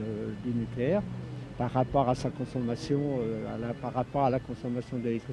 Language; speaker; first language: French; native; French